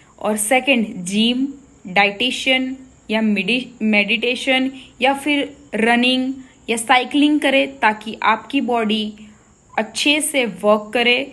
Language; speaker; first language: Hindi; non-native, local second language; Gujarati